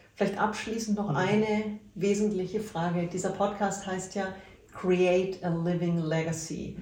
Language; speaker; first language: German; native; German